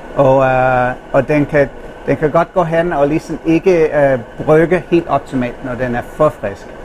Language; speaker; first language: Danish; non-native, fluent; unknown